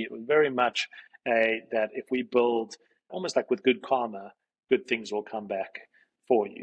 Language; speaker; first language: English; native; English